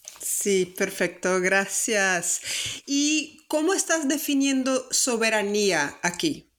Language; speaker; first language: Spanish; non-native, fluent; Portuguese